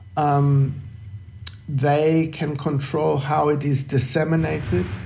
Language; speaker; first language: English; native; English